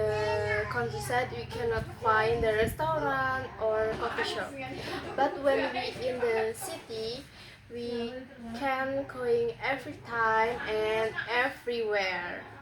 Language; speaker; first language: English; non-native, learner; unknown